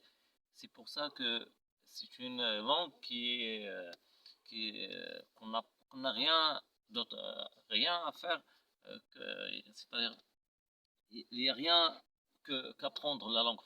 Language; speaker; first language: French; non-native, local second language; Arabic